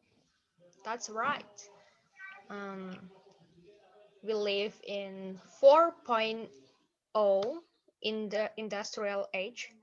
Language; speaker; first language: English; non-native, fluent; Indonesian